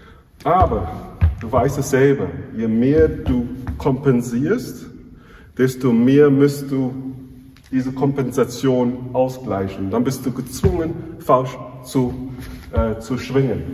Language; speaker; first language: German; non-native, fluent; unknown